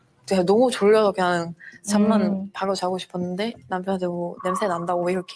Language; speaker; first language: Korean; non-native, fluent; French